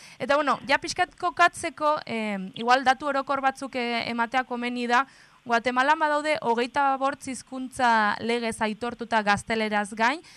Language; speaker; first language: Basque; native; Basque